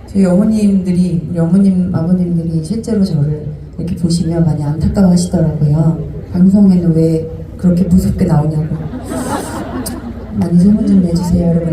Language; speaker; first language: Korean; native; Korean